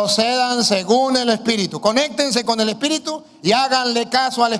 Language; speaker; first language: Spanish; native; Spanish